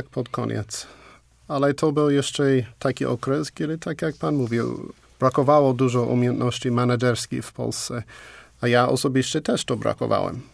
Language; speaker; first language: Polish; non-native, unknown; English